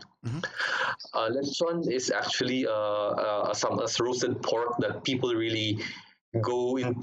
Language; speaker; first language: English; non-native, local second language; Hiligaynon